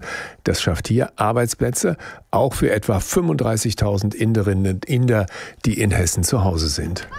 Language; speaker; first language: German; native; German